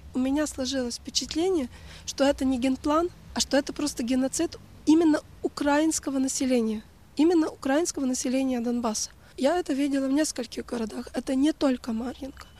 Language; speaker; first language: Russian; non-native, local second language; Ukrainian